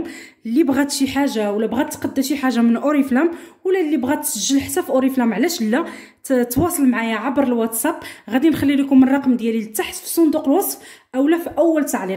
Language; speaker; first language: Arabic; native; Arabic